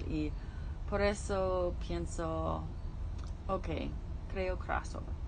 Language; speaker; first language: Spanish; non-native, learner; English